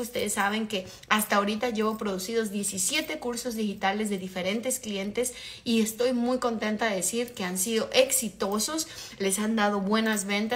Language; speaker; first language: Spanish; native; Spanish